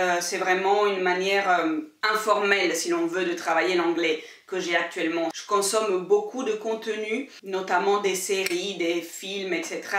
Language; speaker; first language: French; non-native, fluent; Italian